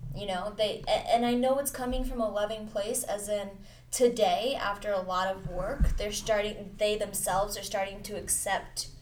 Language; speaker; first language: English; early bilingual, other home language; Hindi